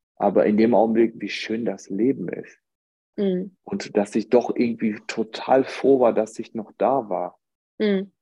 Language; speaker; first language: German; early bilingual, other home language; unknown